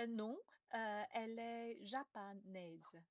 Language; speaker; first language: French; non-native, learner; Chinese